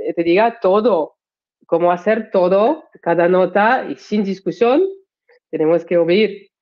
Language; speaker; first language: Spanish; non-native, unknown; Russian